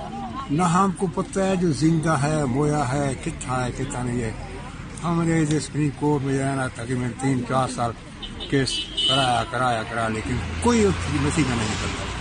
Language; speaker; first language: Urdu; non-native, local second language; Pashto